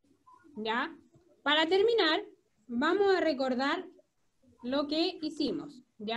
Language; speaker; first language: Spanish; native; Spanish